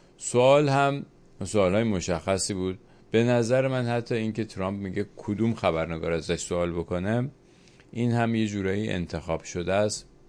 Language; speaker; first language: Persian; native; Persian